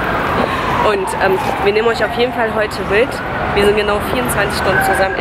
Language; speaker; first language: German; early bilingual, other home language; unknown